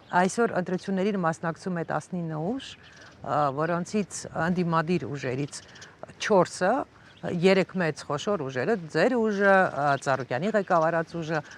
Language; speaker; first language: Armenian; native; Armenian